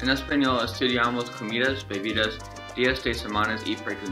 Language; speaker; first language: Spanish; non-native, learner; English